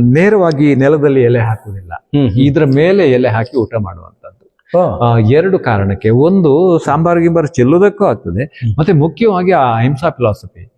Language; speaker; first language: Kannada; non-native, local second language; Tulu